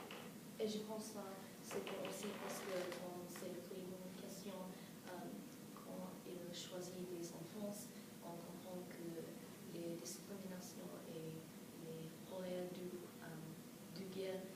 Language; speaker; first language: French; non-native, fluent; English